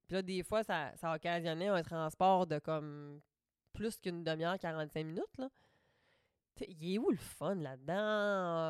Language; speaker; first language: French; native; French